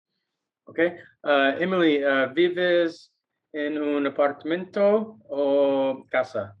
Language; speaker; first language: Spanish; non-native, learner; English